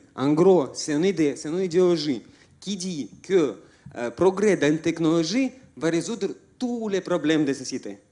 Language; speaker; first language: French; non-native, fluent; Russian